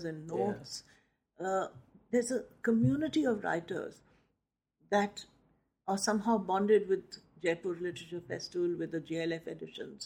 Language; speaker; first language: English; non-native, local second language; Hindi